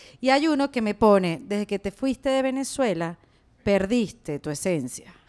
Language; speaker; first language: Spanish; native; Spanish